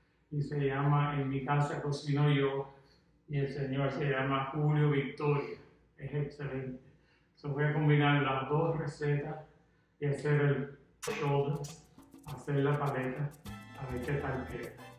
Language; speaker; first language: Spanish; native; Spanish